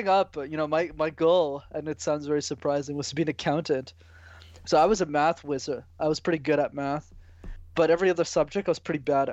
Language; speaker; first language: English; native; English